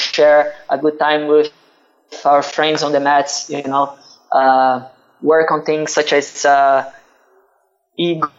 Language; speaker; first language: English; non-native, fluent; Portuguese